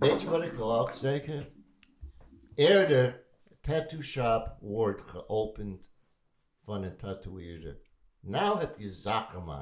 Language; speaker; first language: Dutch; non-native, learner; English